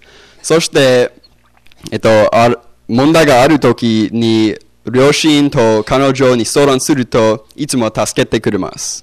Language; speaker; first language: Japanese; non-native, learner; English